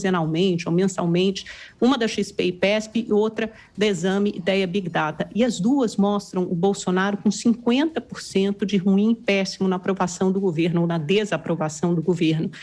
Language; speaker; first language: Portuguese; native; Portuguese